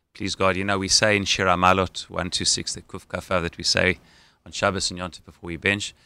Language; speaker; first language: English; native; English